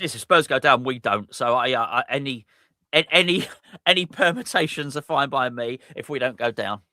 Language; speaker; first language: English; native; English